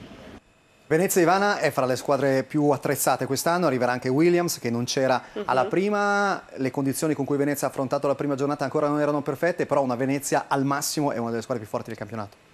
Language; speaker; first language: Italian; native; Italian